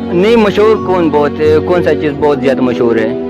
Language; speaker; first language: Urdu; non-native, local second language; Pashto